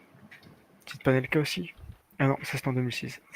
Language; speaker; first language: French; native; French